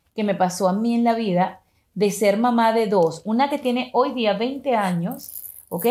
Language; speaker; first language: Spanish; native; Spanish